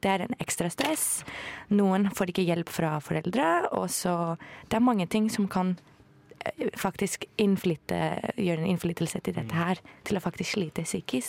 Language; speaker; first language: Norwegian; non-native, fluent; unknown